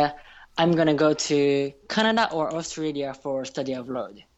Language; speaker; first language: English; non-native, learner; Japanese